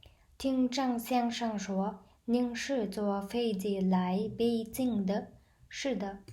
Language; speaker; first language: Chinese; non-native, fluent; Mongolian